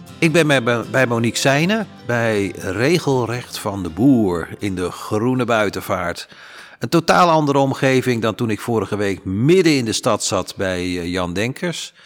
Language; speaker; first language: Dutch; native; Dutch